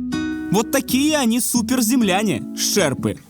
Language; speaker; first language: Russian; native; Russian